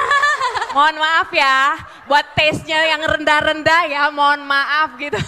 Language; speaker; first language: Indonesian; native; Indonesian